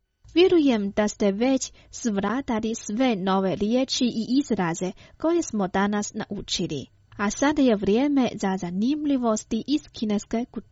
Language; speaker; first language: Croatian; non-native, fluent; Chinese